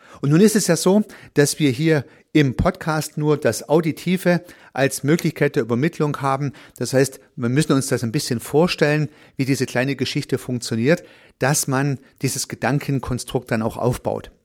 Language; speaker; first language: German; native; German